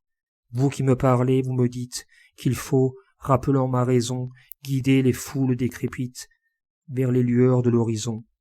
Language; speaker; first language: French; native; French